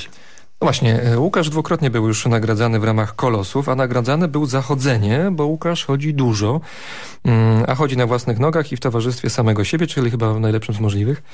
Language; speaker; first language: Polish; native; Polish